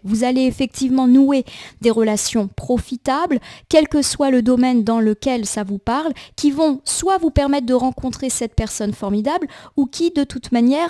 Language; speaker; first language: French; native; French